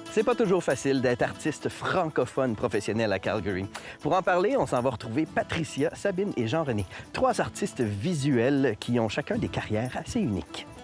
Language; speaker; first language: French; native; French